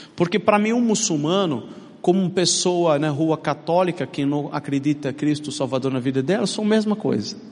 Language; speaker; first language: Portuguese; non-native, fluent; Arabic